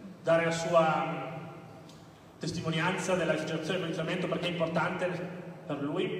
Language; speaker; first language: Italian; native; Italian